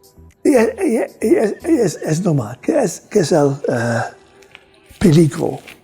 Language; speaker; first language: Spanish; non-native, fluent; Dutch